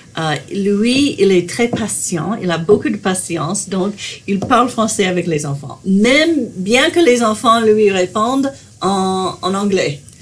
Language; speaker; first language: French; non-native, fluent; English